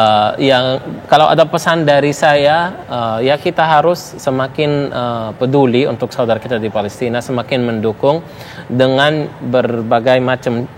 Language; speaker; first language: Indonesian; non-native, fluent; Arabic